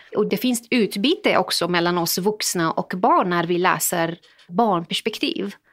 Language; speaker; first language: Swedish; non-native, fluent; Arabic